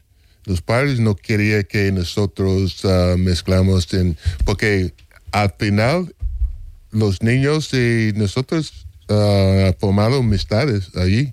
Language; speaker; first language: Spanish; non-native, fluent; English